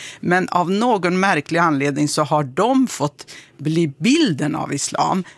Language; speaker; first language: Swedish; early bilingual, other home language; Kurdish